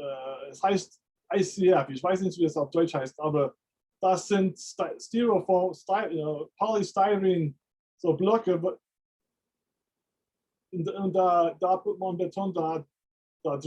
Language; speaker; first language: German; non-native, fluent; English